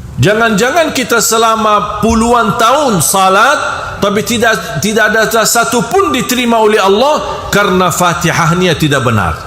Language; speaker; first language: Malay; non-native, fluent; Arabic